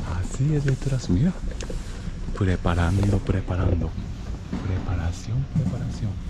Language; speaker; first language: Spanish; non-native, learner; Japanese